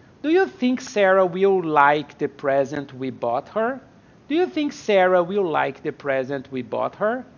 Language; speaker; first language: English; non-native, fluent; Portuguese